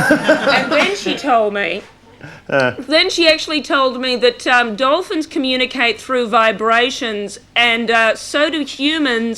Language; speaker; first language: English; native; English